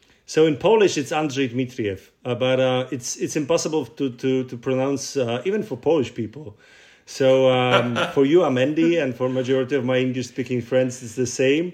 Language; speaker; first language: English; non-native, fluent; Russian